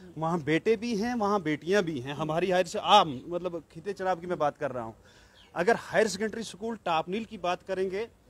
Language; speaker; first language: Hindi; non-native, local second language; Kashmiri